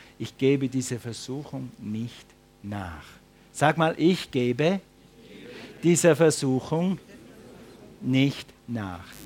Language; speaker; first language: German; non-native, fluent; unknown